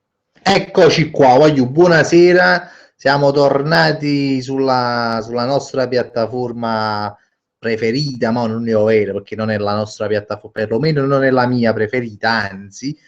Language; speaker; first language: Italian; native; Italian